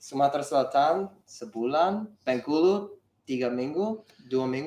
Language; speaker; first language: Indonesian; non-native, learner; English